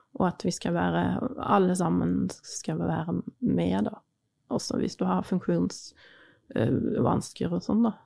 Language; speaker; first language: Norwegian; native; Norwegian